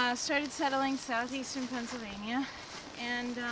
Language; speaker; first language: English; native; English